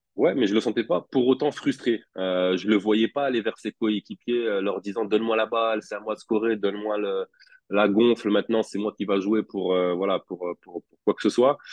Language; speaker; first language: French; native; French